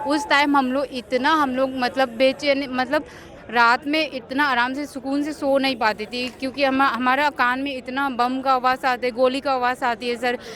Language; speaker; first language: Hindi; non-native, local second language; Manipuri